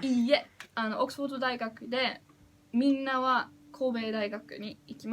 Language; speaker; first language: Japanese; non-native, learner; English